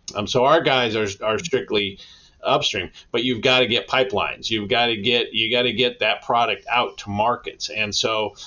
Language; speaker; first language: English; native; English